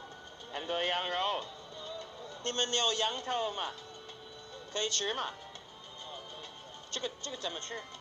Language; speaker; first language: Chinese; non-native, learner; English